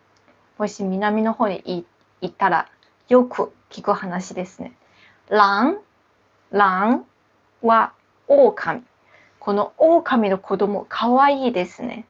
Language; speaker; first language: Japanese; non-native, local second language; Chinese